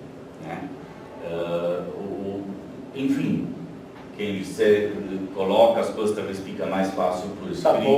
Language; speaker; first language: Portuguese; non-native, fluent; Slovenian